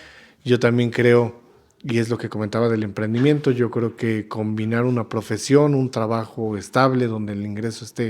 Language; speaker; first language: Spanish; native; Spanish